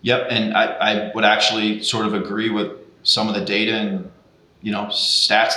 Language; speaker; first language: English; native; English